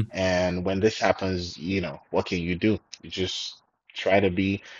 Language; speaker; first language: English; non-native, local second language; Yoruba